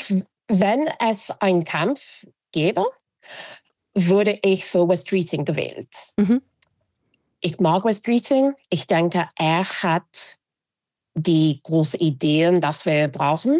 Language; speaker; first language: German; non-native, fluent; English